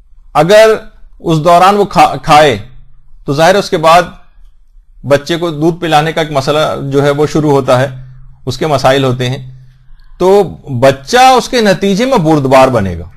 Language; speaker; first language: Urdu; native; Urdu